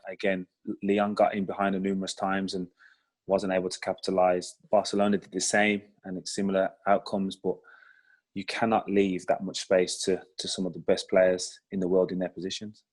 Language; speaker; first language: English; native; English